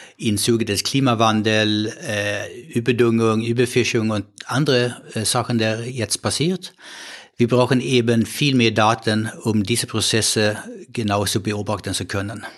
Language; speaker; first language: German; non-native, fluent; Swedish